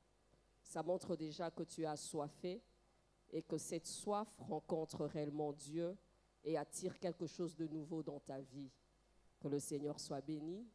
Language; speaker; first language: French; non-native, local second language; Lingala